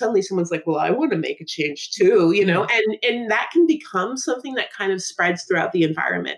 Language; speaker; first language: English; native; English